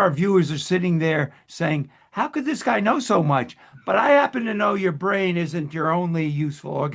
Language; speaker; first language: English; native; English